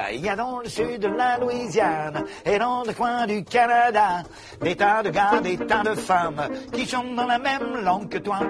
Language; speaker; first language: French; native; French